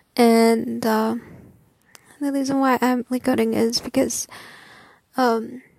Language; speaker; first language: English; non-native, learner; Japanese